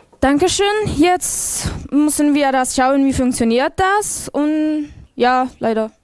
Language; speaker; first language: German; non-native, learner; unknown